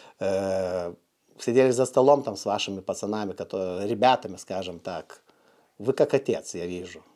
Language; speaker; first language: Russian; non-native, fluent; Lithuanian